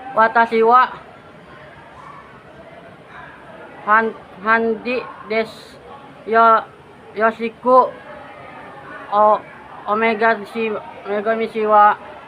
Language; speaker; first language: Japanese; non-native, learner; Indonesian